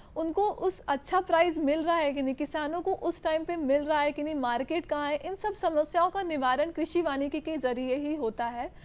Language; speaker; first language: Hindi; native; Hindi